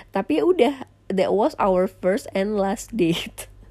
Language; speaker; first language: English; non-native, fluent; Indonesian